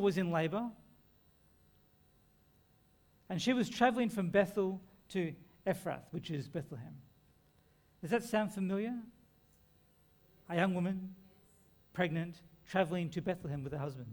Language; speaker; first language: English; native; English